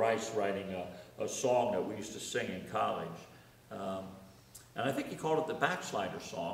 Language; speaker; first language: English; native; English